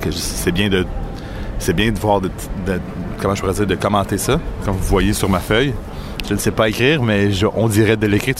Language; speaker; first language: French; native; French